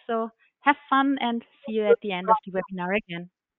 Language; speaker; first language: English; non-native, fluent; German